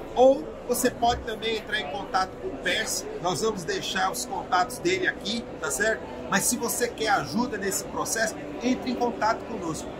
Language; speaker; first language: Portuguese; native; Portuguese